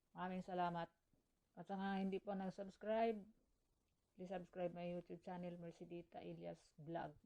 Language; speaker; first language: Filipino; non-native, local second language; Cebuano